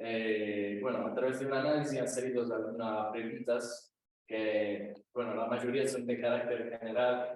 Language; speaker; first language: Spanish; non-native, learner; Italian